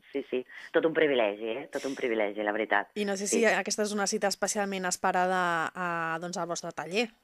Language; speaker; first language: Catalan; non-native, local second language; Spanish